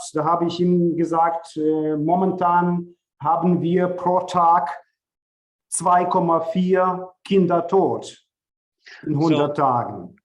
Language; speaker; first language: German; non-native, fluent; Ukrainian